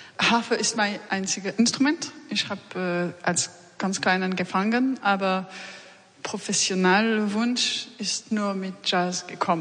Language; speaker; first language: German; non-native, fluent; French